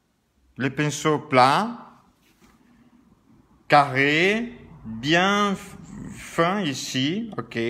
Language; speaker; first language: French; non-native, learner; Portuguese